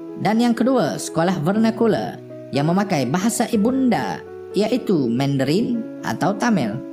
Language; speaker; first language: Malay; native; Malay